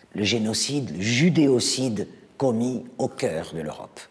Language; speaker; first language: French; native; French